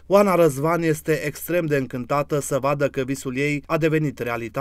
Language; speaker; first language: Romanian; native; Romanian